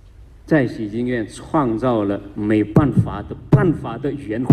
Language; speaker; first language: Chinese; non-native, fluent; Madurese